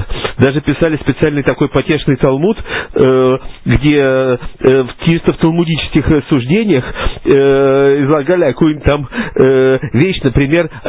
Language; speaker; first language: Russian; native; Russian